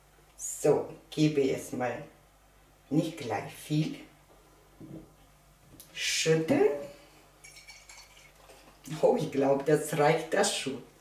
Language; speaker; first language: German; non-native, learner; Russian